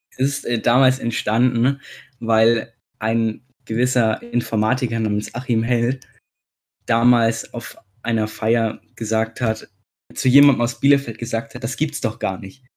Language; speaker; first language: German; native; German